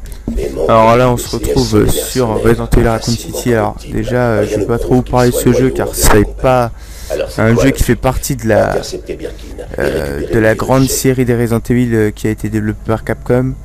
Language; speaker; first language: French; native; French